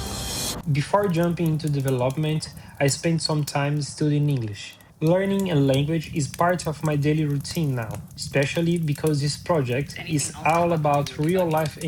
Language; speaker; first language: English; non-native, fluent; Portuguese